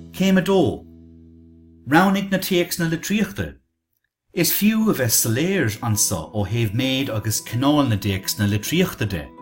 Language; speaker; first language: Irish; native; Irish